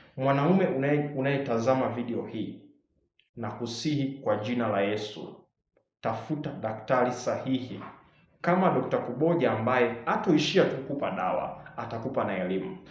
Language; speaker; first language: Swahili; native; Swahili